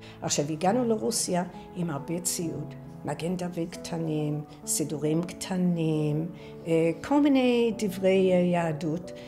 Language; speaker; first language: Hebrew; non-native, fluent; English